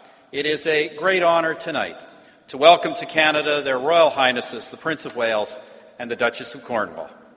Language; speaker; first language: English; native; English